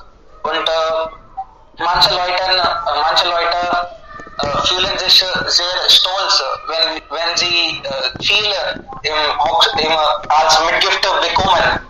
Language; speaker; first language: German; non-native, learner; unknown